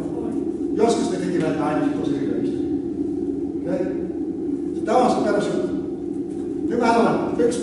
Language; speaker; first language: Finnish; non-native, learner; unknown